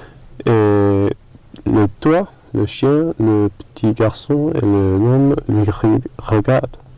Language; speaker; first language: French; non-native, learner; English